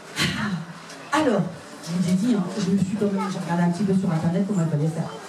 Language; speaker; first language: French; native; French